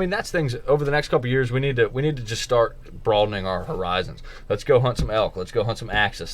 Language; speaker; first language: English; native; English